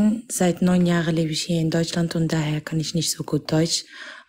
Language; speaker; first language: German; non-native, fluent; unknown